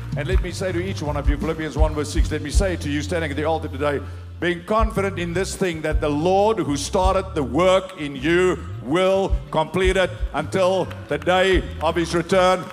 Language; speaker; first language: English; non-native, local second language; Afrikaans